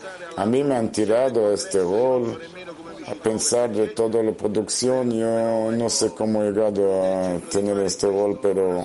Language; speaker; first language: Italian; non-native, fluent; Spanish